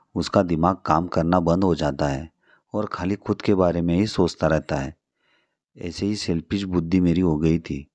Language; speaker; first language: Hindi; non-native, local second language; Marathi